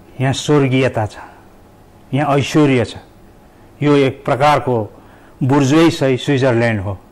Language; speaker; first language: Nepali; native; Nepali